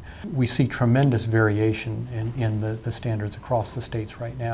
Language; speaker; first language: English; native; English